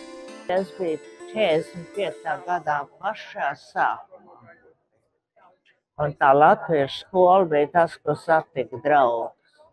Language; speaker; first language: Latvian; early bilingual, heritage; Latvian